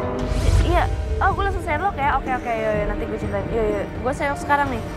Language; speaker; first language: Indonesian; native; Indonesian